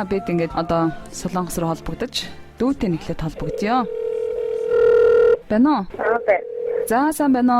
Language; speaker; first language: Mongolian; native; Mongolian